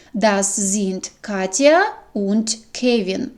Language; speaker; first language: German; non-native, fluent; Ukrainian